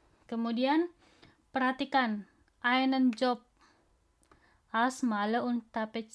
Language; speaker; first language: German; non-native, learner; Indonesian